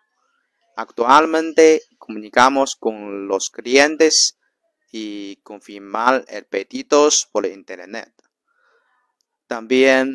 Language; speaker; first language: Spanish; non-native, learner; Chinese